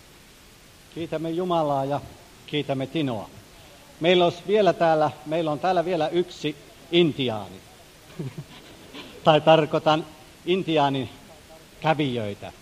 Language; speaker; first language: Finnish; native; Finnish